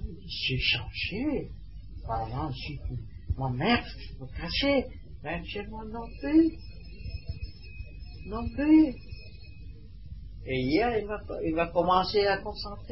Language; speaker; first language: French; non-native, learner; Vietnamese